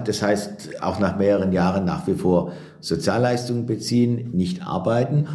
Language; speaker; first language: German; native; German